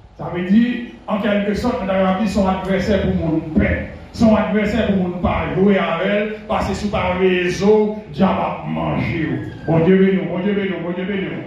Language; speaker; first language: French; non-native, local second language; Haitian Creole